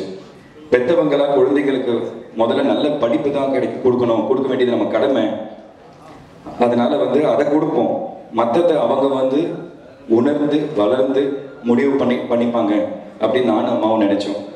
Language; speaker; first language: Tamil; native; Tamil